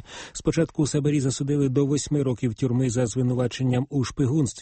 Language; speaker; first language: Ukrainian; native; Ukrainian